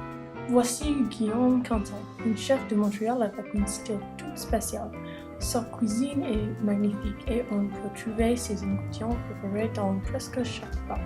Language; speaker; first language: French; non-native, learner; English